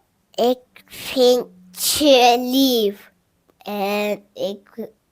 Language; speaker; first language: Dutch; early bilingual, other home language; Russian